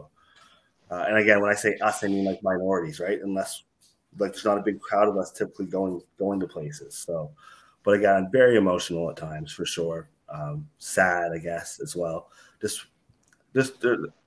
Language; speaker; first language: English; native; English